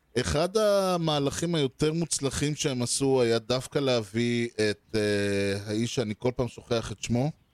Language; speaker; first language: Hebrew; native; Hebrew